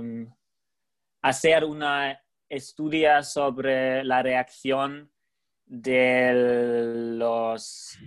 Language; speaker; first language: Spanish; non-native, learner; German